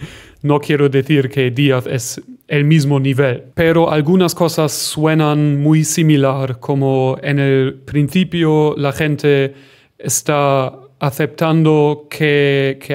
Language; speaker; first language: Spanish; non-native, fluent; German